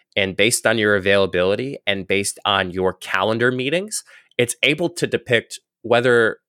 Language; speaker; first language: English; native; English